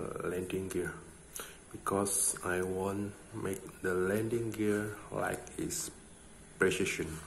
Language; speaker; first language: English; non-native, learner; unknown